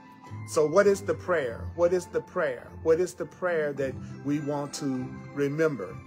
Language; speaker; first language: English; native; English